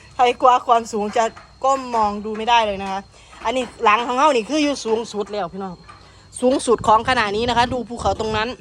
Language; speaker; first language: Thai; native; Thai